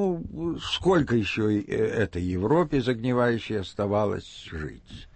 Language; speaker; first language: Russian; native; Russian